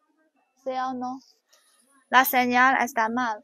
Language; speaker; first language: Spanish; non-native, learner; Chinese